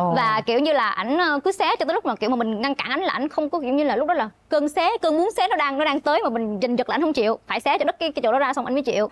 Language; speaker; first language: Vietnamese; native; Vietnamese